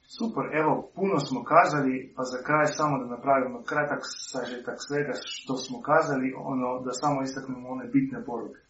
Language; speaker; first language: Croatian; early bilingual, heritage; Croatian